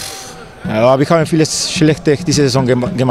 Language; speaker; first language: German; non-native, fluent; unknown